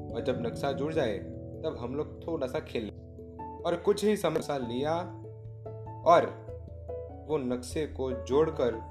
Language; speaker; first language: Hindi; non-native, local second language; Gujarati